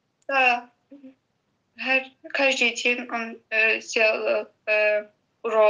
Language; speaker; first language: Russian; non-native, learner; Azerbaijani